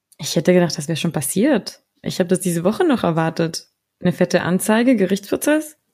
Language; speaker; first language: German; early bilingual, other home language; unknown